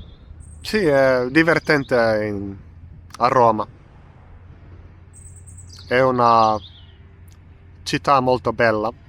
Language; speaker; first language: Italian; non-native, learner; Finnish